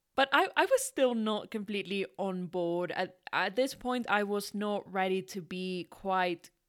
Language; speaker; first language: English; non-native, fluent; Spanish